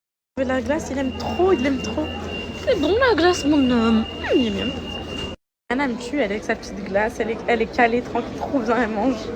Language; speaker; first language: French; native; French